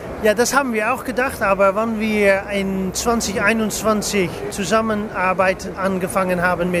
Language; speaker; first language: German; non-native, learner; English